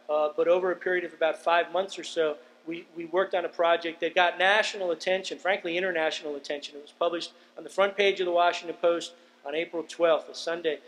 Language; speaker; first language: English; native; English